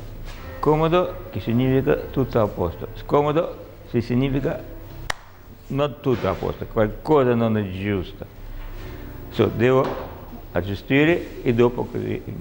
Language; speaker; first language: Italian; non-native, learner; Russian